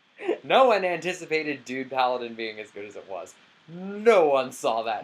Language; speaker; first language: English; native; English